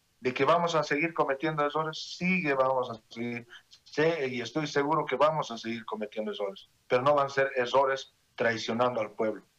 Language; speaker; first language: Spanish; native; Spanish